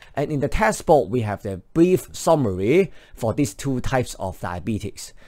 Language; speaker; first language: English; non-native, local second language; Cantonese